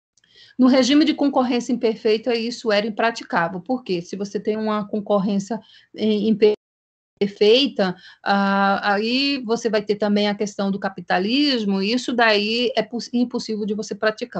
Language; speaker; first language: Portuguese; native; Portuguese